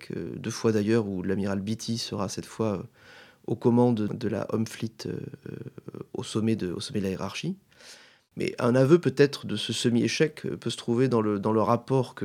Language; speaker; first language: French; native; French